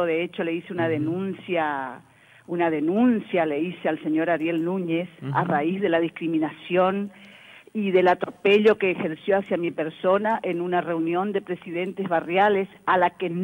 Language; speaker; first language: Spanish; native; Spanish